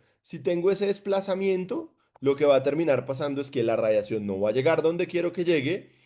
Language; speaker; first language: Spanish; native; Spanish